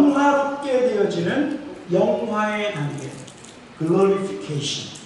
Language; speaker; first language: Korean; native; Korean